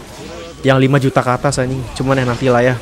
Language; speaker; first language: Indonesian; native; Indonesian